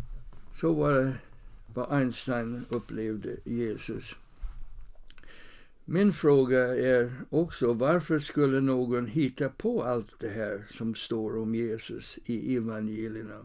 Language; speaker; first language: Swedish; non-native, fluent; English